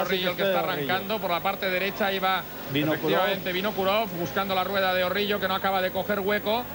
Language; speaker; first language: Spanish; native; Spanish